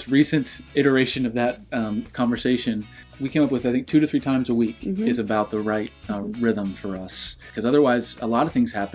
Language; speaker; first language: English; native; English